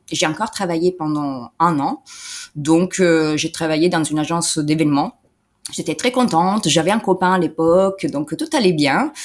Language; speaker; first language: French; non-native, fluent; Italian